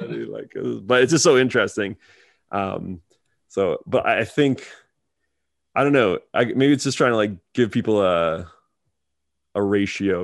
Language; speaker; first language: English; native; English